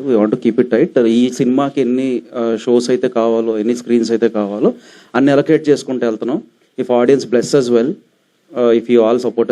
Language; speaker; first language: Telugu; native; Telugu